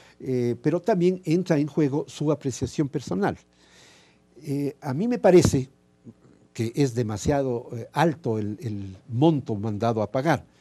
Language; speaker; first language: Spanish; native; Spanish